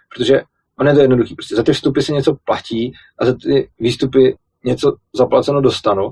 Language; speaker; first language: Czech; native; Czech